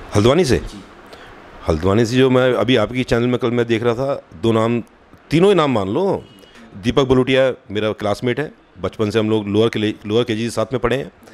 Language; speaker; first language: Hindi; native; Hindi